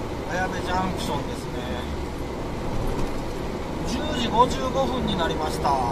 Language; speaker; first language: Japanese; native; Japanese